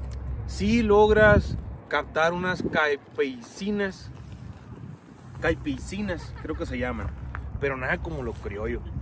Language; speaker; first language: Spanish; native; Spanish